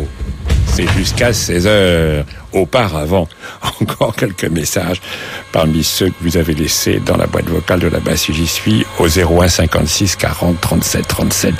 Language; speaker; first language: French; native; French